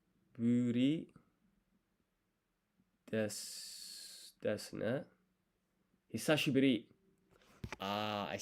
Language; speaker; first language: Japanese; non-native, learner; English